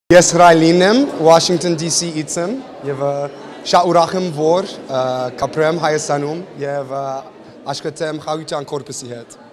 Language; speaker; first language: Armenian; non-native, learner; English